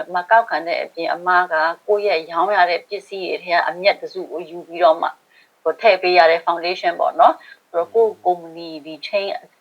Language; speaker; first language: Burmese; non-native, local second language; Shan